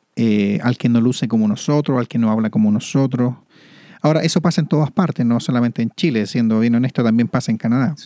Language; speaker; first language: Spanish; native; Spanish